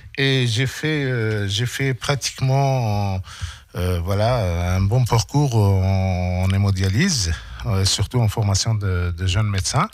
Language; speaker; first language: French; non-native, local second language; Arabic